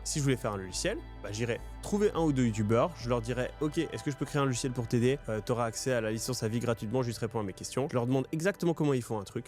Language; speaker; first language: French; native; French